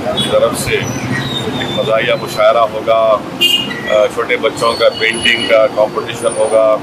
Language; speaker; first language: Urdu; native; Urdu